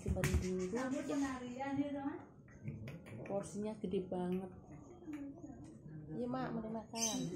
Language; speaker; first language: Indonesian; non-native, local second language; Javanese